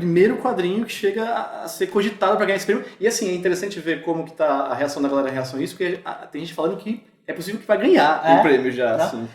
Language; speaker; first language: Portuguese; native; Portuguese